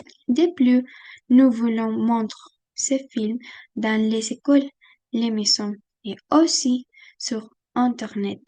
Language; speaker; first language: French; non-native, fluent; Spanish